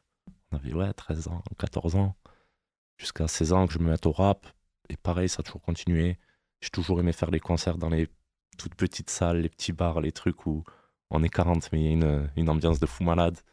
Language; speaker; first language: French; native; French